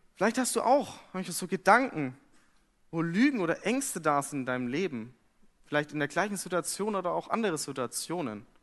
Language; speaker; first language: German; native; German